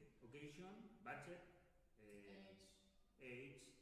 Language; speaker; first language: English; non-native, learner; Spanish